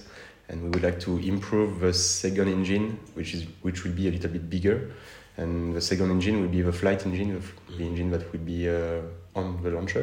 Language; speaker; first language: English; non-native, fluent; French